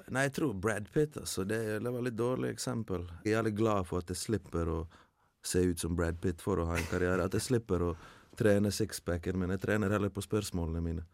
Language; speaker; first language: Norwegian; early bilingual, other home language; Bosnian